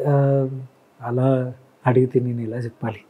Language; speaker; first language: Telugu; non-native, learner; Malayalam